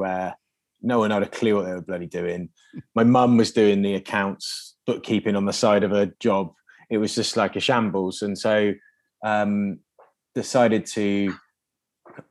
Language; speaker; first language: English; native; English